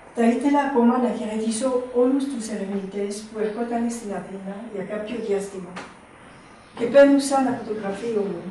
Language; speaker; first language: Greek; non-native, fluent; French